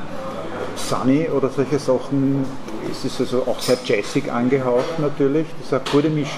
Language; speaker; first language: German; native; German